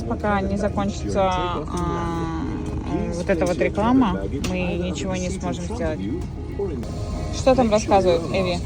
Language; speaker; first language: Russian; native; Russian